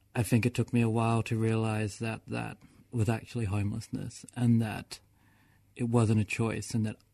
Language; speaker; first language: English; native; English